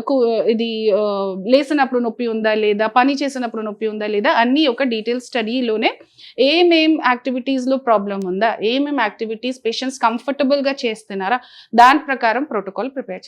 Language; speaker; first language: Telugu; non-native, local second language; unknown